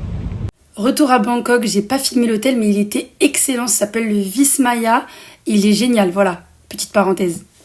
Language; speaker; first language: French; native; French